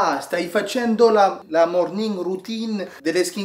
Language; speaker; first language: Italian; early bilingual, heritage; Italian